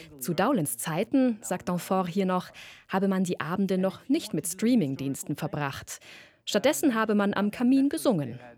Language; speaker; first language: German; native; German